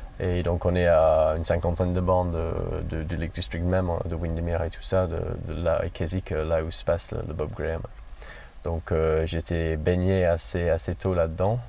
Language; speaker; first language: French; non-native, fluent; English